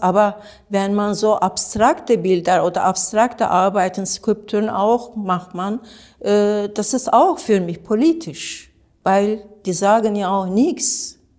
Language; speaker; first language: German; non-native, learner; Turkish